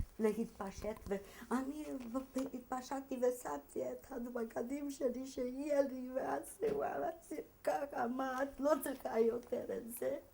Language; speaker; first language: Hebrew; non-native, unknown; Hungarian